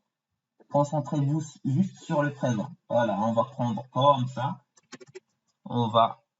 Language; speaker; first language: French; non-native, fluent; Arabic